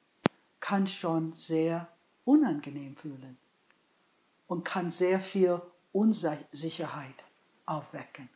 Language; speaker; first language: German; non-native, fluent; English